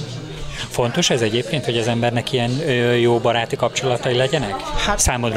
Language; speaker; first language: Hungarian; native; Hungarian